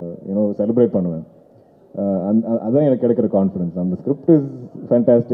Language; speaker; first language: Tamil; non-native, local second language; Malayalam